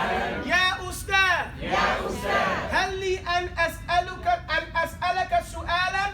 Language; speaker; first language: Arabic; non-native, fluent; English